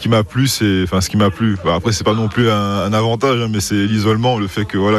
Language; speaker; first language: French; native; French